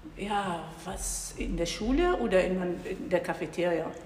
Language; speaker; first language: German; non-native, learner; Arabic